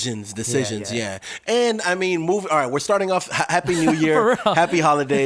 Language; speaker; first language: English; native; English